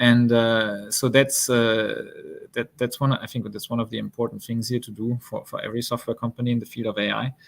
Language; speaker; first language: English; non-native, fluent; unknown